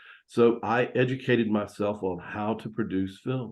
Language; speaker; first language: English; native; English